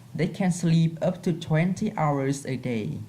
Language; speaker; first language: English; non-native, fluent; Vietnamese